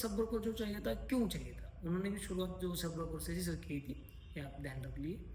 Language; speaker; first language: Hindi; non-native, local second language; Marathi